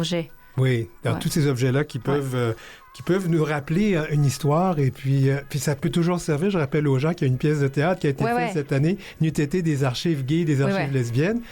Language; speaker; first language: French; native; French